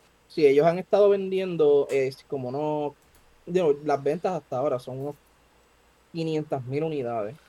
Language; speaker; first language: Spanish; native; Spanish